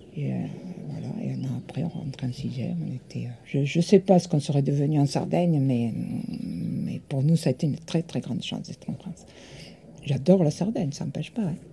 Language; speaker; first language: French; early bilingual, other home language; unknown